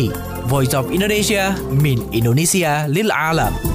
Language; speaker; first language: Arabic; non-native, fluent; Indonesian